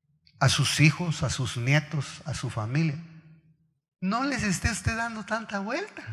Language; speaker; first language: Spanish; native; Spanish